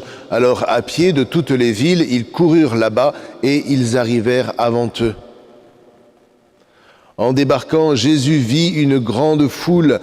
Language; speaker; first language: French; native; French